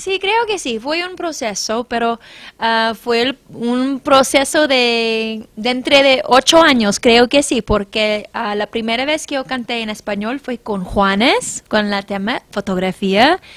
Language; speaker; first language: Spanish; non-native, learner; English